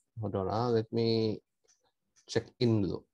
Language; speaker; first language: English; non-native, local second language; Malay